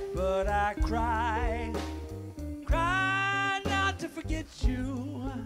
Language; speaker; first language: English; native; English